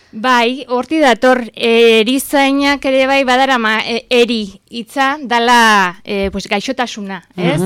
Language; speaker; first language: Basque; native; Basque